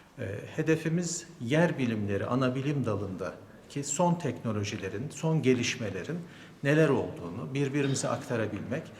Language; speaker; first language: Turkish; native; Turkish